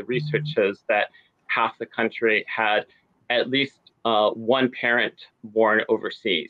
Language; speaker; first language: English; native; English